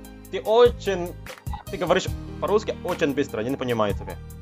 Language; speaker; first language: Russian; non-native, learner; Indonesian